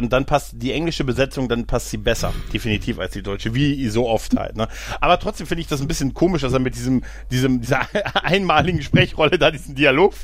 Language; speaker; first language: German; native; German